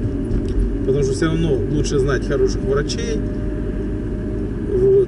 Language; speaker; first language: Russian; native; Russian